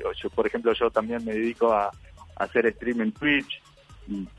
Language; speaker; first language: Spanish; native; Spanish